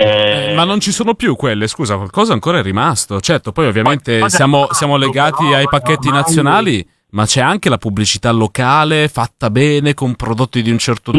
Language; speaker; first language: Italian; native; Italian